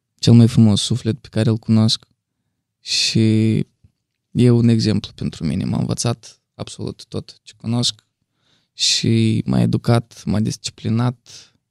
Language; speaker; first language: Romanian; native; Romanian